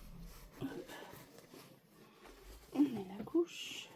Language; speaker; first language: French; native; French